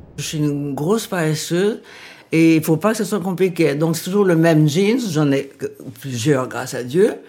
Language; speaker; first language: French; early bilingual, other home language; Portuguese